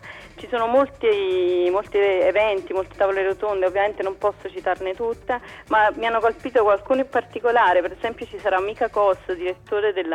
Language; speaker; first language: Italian; native; Italian